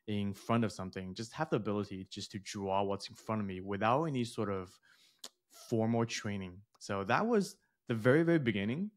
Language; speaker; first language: English; early bilingual, other home language; Chinese